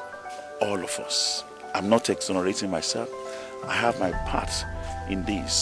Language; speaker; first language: English; non-native, local second language; Yoruba